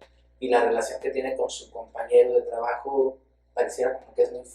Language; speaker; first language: Spanish; native; Spanish